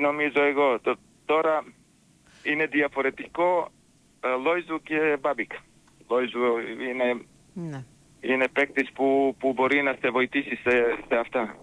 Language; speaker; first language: Greek; non-native, fluent; Serbian